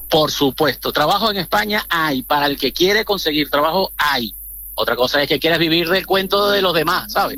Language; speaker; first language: Spanish; native; Spanish